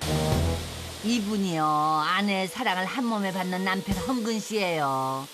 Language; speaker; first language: Korean; native; Korean